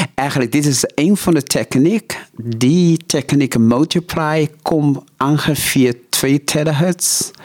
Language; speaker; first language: Dutch; non-native, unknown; Chinese